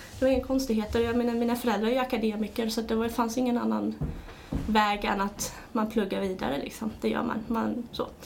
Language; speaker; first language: Swedish; early bilingual, other home language; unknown